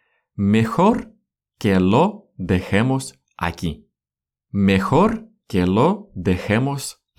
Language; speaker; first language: Spanish; non-native, fluent; Russian